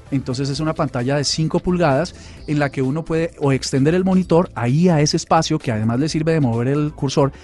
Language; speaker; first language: Spanish; native; Spanish